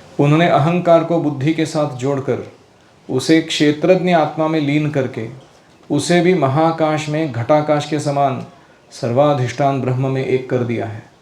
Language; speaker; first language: Hindi; non-native, local second language; Marathi